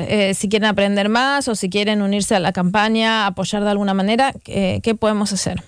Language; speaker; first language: Spanish; native; Spanish